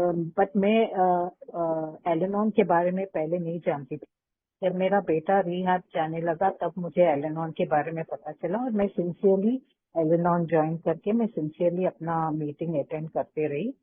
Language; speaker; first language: Hindi; non-native, local second language; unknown